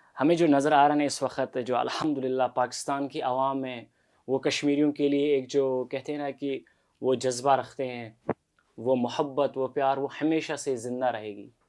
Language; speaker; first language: Urdu; non-native, local second language; Kashmiri